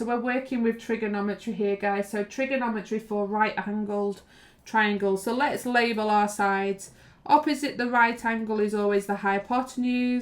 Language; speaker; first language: English; native; English